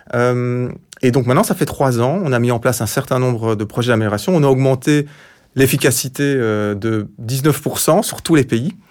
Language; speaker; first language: French; native; French